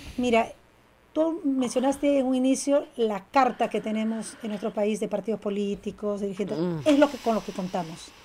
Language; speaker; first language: Spanish; native; Spanish